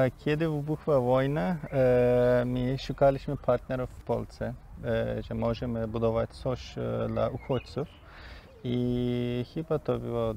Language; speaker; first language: Polish; non-native, learner; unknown